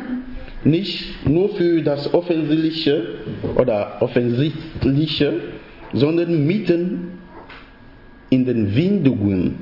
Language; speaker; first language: German; non-native, fluent; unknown